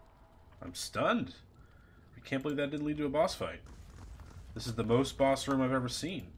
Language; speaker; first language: English; native; English